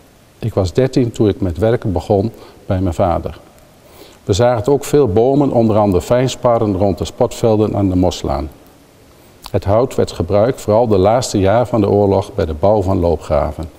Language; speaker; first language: Dutch; native; Dutch